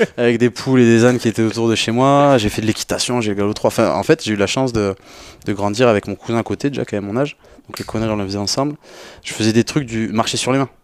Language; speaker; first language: French; native; French